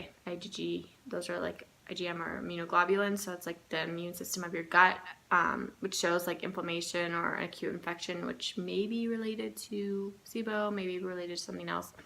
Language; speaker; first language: English; native; English